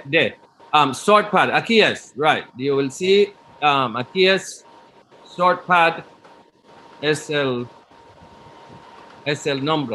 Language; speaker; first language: Spanish; non-native, learner; English